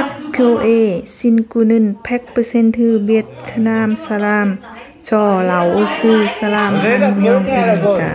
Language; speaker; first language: Korean; non-native, learner; Lao